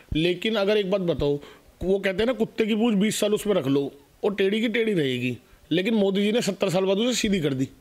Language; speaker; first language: Hindi; native; Hindi